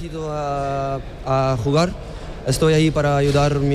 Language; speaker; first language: Spanish; non-native, learner; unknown